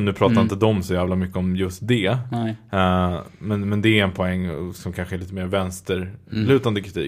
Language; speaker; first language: Swedish; native; Swedish